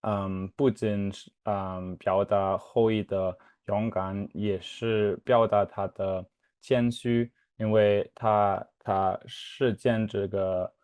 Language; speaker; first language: Chinese; non-native, fluent; English